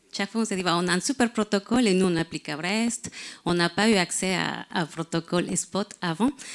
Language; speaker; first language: French; non-native, fluent; Spanish